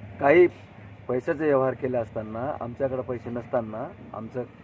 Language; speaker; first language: Marathi; non-native, local second language; Lambadi